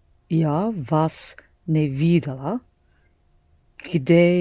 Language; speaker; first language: Russian; non-native, learner; English